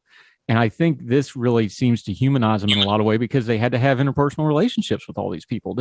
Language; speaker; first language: English; native; English